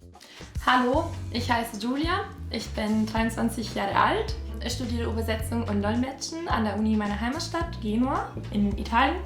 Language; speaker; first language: German; non-native, fluent; Italian